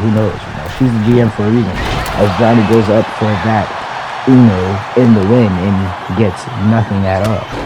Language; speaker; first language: English; native; English